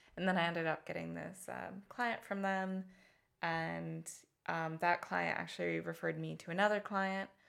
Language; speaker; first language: English; native; English